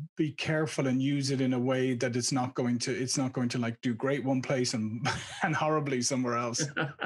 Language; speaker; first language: English; native; English